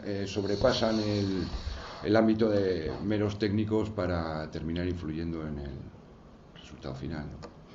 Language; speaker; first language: Spanish; native; Spanish